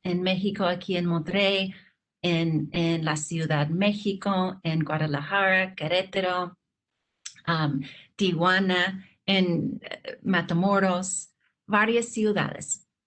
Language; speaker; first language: Spanish; non-native, fluent; English